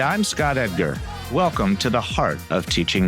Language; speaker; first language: English; native; English